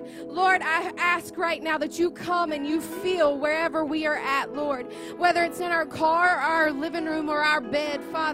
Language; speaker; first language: English; native; English